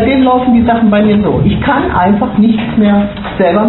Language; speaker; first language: German; native; German